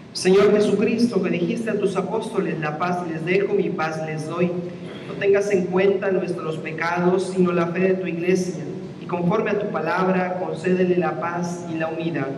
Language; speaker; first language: Spanish; native; Spanish